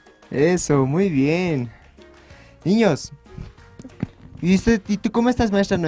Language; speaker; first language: Spanish; native; Spanish